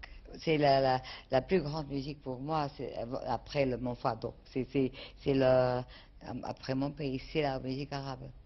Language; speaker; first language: French; non-native, fluent; Portuguese